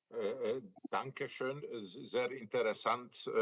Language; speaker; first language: German; non-native, fluent; Polish